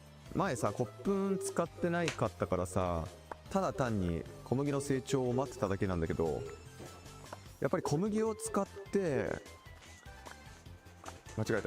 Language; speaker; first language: Japanese; native; Japanese